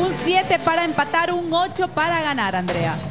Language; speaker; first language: Spanish; native; Spanish